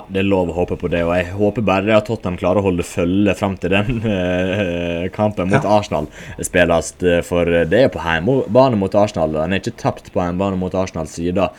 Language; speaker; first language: Norwegian; native; Norwegian